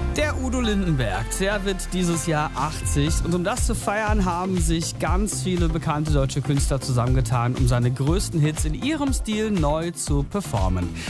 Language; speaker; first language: German; native; German